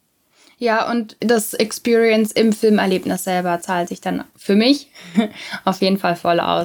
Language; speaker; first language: German; native; German